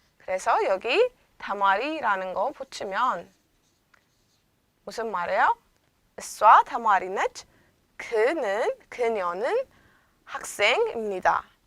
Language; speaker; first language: Korean; non-native, fluent; Amharic